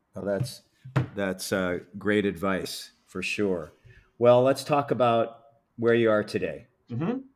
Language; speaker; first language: English; native; English